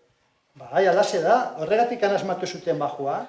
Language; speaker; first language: Basque; non-native, local second language; Spanish